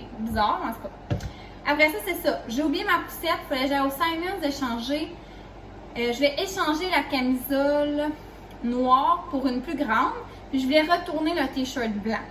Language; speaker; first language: French; native; French